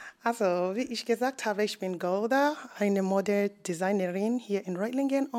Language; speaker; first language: German; non-native, learner; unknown